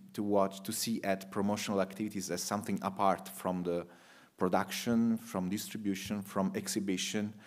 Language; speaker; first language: English; non-native, fluent; Italian